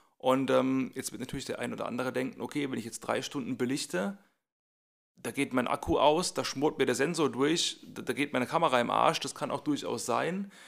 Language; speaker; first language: German; native; German